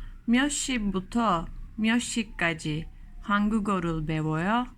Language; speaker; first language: Korean; non-native, learner; Turkish